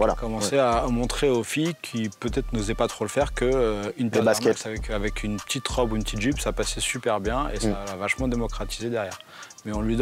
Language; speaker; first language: French; native; French